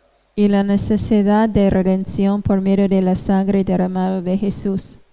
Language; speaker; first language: Spanish; non-native, fluent; English